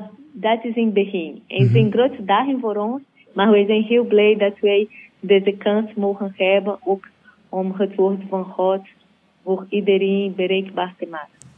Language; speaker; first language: Dutch; non-native, learner; Portuguese